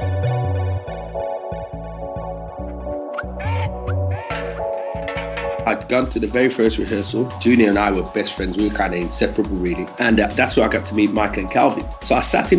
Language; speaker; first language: English; native; English